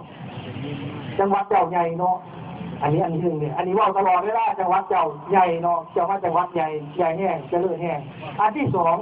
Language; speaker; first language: Thai; non-native, local second language; Lao